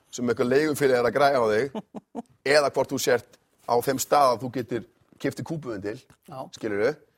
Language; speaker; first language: Icelandic; native; Icelandic